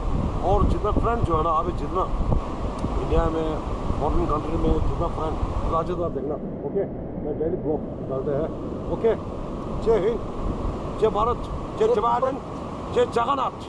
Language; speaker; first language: Hindi; non-native, local second language; Tibetan